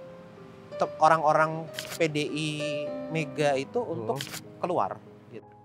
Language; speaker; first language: Indonesian; native; Indonesian